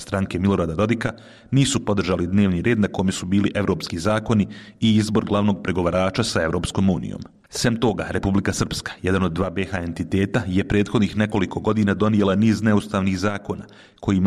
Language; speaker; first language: Croatian; native; Croatian